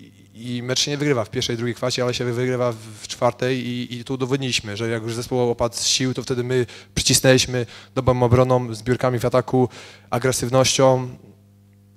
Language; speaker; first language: Polish; native; Polish